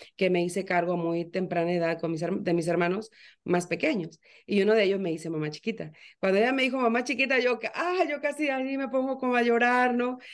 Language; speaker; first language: Spanish; native; Spanish